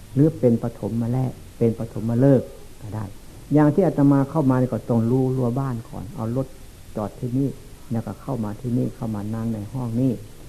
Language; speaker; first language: Thai; non-native, local second language; Lao